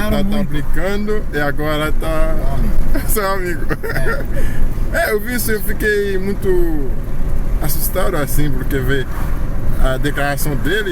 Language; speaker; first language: Portuguese; non-native, fluent; Haitian Creole